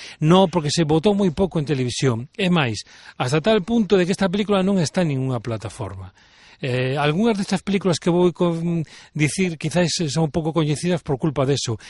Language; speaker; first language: Galician; native; Galician